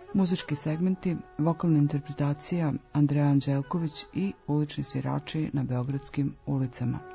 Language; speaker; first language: Bosnian; native; Bosnian